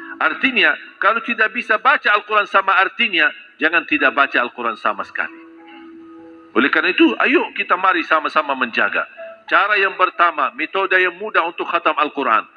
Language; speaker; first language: Malay; non-native, fluent; Arabic